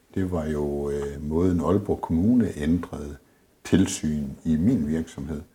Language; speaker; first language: Danish; native; Danish